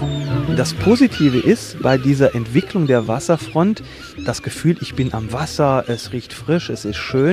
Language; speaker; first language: German; native; German